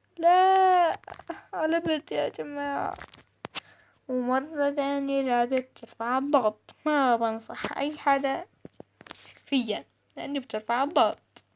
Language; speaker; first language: Arabic; native; Arabic